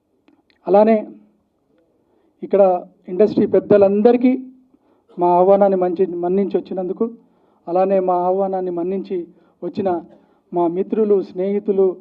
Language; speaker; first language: Telugu; native; Telugu